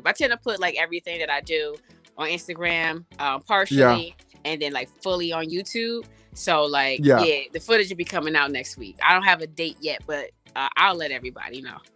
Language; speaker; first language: English; early bilingual, other home language; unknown